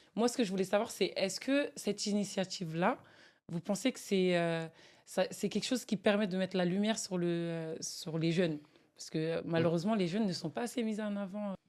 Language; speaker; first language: French; native; French